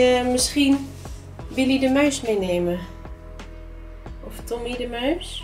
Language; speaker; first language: Dutch; native; Dutch